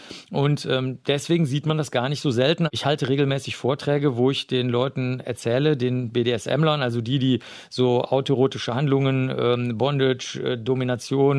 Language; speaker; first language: German; native; German